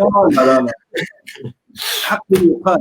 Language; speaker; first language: Arabic; native; Arabic